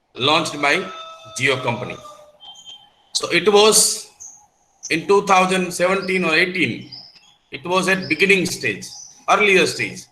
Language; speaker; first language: English; non-native, local second language; Gujarati